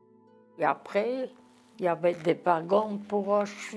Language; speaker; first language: French; non-native, learner; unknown